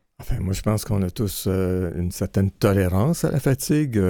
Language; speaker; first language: French; native; French